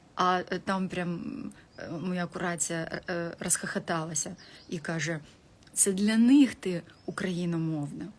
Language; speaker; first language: Ukrainian; non-native, local second language; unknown